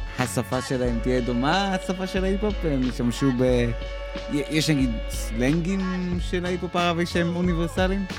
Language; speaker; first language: Hebrew; native; Hebrew